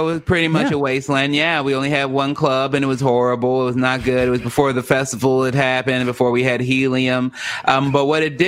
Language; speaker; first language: English; native; English